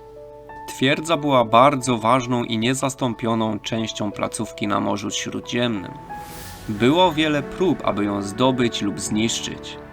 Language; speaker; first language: Polish; native; Polish